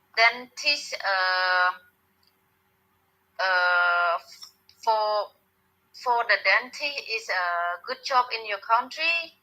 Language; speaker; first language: English; non-native, learner; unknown